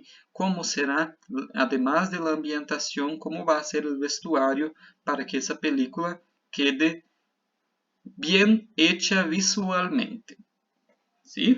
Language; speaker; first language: Spanish; non-native, fluent; Portuguese